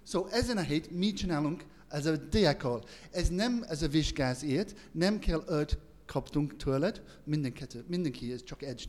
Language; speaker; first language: Hungarian; non-native, learner; English